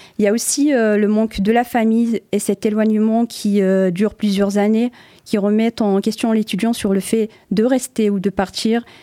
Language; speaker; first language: French; non-native, local second language; Arabic